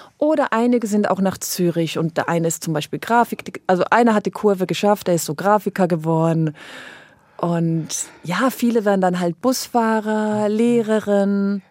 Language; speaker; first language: German; native; German